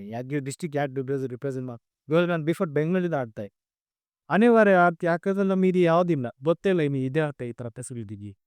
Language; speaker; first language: Kannada; non-native, local second language; Lambadi